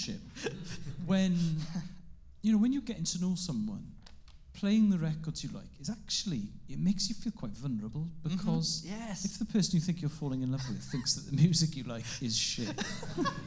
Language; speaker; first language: English; non-native, local second language; Welsh